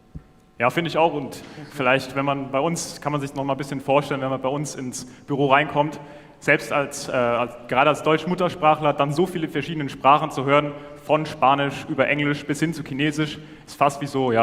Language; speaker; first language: German; native; German